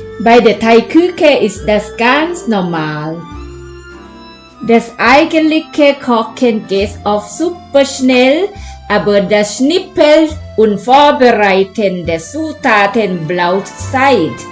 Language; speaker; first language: German; non-native, fluent; Thai